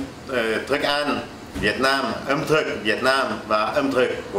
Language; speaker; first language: Vietnamese; non-native, fluent; French